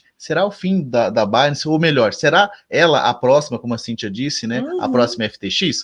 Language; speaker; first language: Portuguese; native; Portuguese